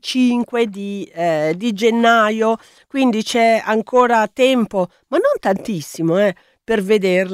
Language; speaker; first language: Italian; native; Italian